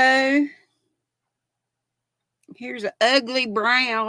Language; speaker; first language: English; native; English